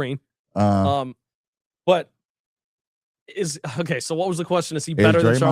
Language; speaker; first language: English; native; English